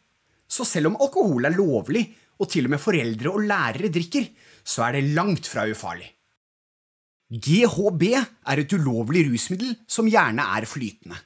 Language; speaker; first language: Norwegian; native; Norwegian